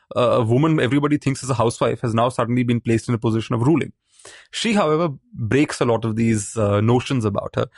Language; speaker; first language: English; non-native, local second language; Malayalam